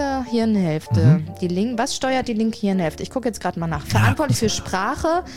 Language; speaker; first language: German; native; German